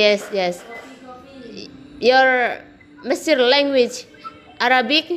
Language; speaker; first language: English; non-native, learner; Indonesian